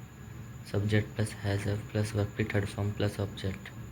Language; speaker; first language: English; non-native, learner; Hindi